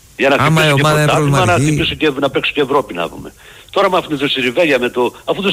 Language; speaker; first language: Greek; native; Greek